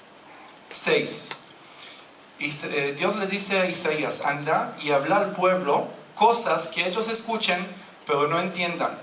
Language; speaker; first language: Spanish; non-native, fluent; Hebrew